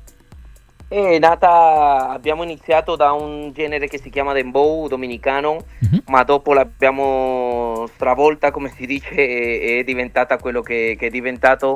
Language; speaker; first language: Italian; early bilingual, other home language; Spanish